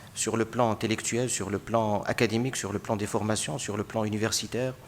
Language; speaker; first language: French; non-native, local second language; Arabic